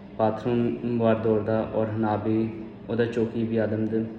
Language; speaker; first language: Turkish; non-native, learner; Urdu